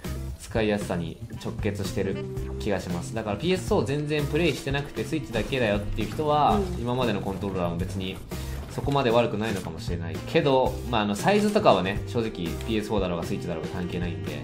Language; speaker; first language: Japanese; native; Japanese